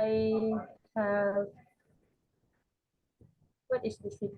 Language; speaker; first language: English; non-native, learner; Indonesian